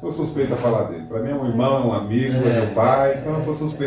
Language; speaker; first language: Portuguese; native; Portuguese